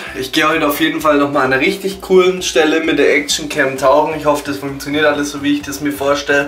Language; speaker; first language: German; native; German